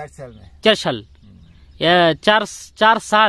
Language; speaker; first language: Hindi; native; Hindi